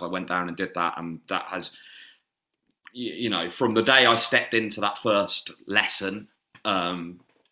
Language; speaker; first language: English; native; English